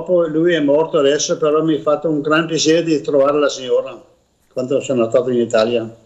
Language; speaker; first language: Italian; non-native, learner; Danish